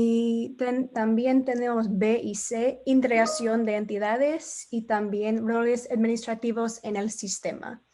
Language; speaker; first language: Spanish; non-native, fluent; English